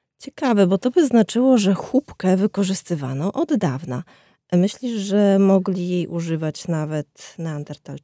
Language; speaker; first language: Polish; native; Polish